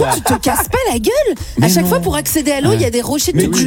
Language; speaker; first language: French; native; French